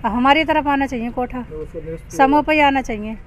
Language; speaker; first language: Hindi; native; Hindi